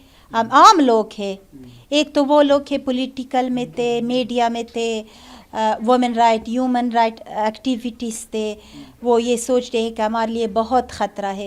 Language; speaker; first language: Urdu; non-native, fluent; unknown